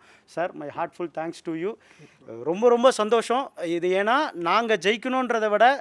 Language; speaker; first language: Tamil; native; Tamil